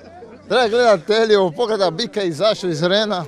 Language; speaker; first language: Croatian; non-native, learner; Portuguese